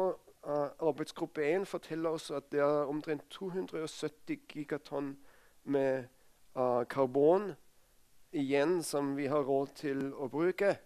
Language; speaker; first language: Norwegian; non-native, fluent; German